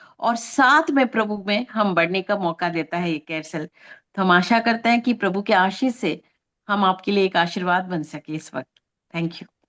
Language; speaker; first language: Hindi; non-native, local second language; Telugu